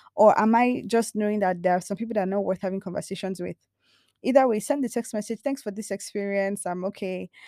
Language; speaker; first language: English; non-native, local second language; Yoruba